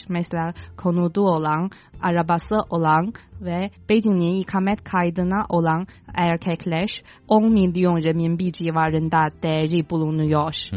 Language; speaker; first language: Turkish; non-native, fluent; Chinese